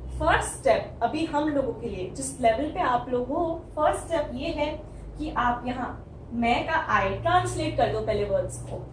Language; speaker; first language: Hindi; native; Hindi